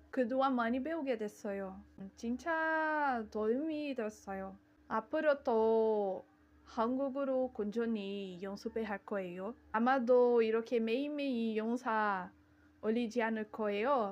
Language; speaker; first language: Korean; non-native, learner; Portuguese